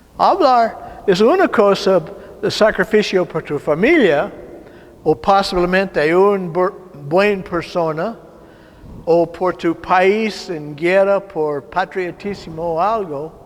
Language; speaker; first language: Spanish; non-native, learner; English